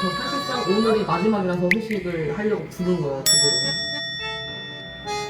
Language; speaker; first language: Korean; native; Korean